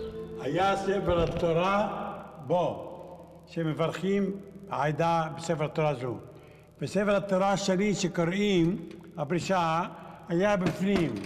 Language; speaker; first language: Hebrew; non-native, local second language; Arabic